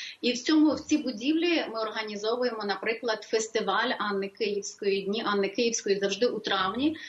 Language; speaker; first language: Ukrainian; native; Ukrainian